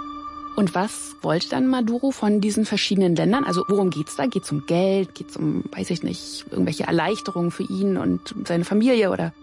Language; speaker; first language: German; native; German